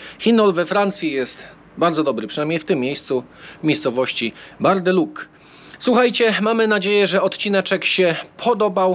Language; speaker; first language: Polish; native; Polish